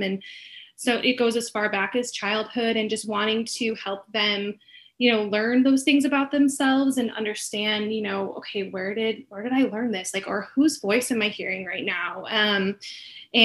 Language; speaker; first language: English; native; English